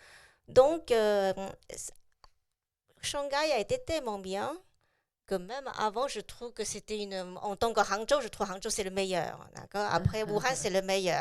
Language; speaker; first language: French; non-native, fluent; Chinese